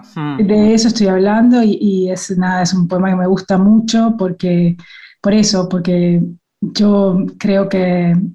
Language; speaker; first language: Spanish; native; Spanish